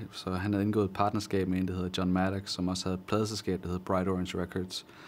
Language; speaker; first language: Danish; native; Danish